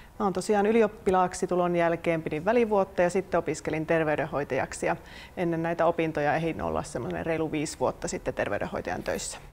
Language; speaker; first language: Finnish; native; Finnish